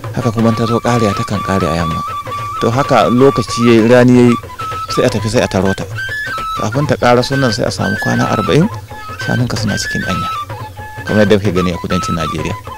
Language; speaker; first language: Hausa; non-native, local second language; Fula